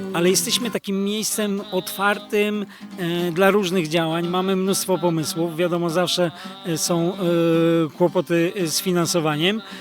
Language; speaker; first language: Polish; native; Polish